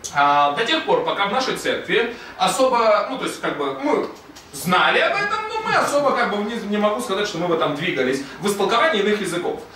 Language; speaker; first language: Russian; native; Russian